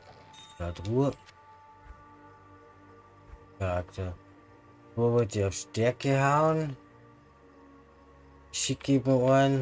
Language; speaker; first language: German; native; German